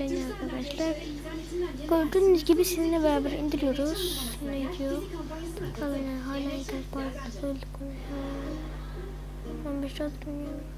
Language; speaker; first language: Turkish; native; Turkish